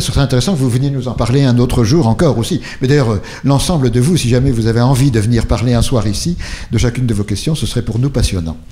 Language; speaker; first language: French; native; French